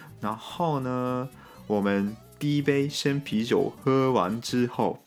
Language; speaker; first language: Chinese; non-native, fluent; Japanese